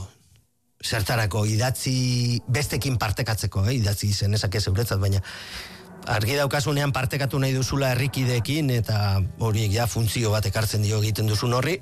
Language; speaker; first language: Basque; native; Basque